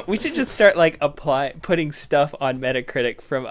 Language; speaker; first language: English; native; English